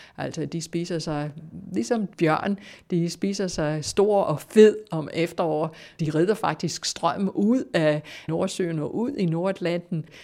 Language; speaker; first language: Danish; non-native, fluent; English